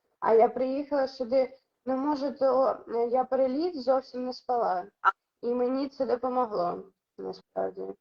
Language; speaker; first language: Ukrainian; non-native, local second language; Russian